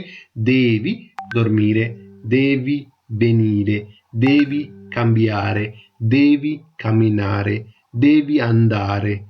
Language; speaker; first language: Italian; non-native, fluent; Tamil